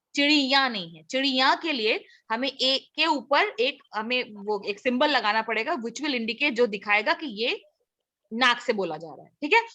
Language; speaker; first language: Hindi; native; Hindi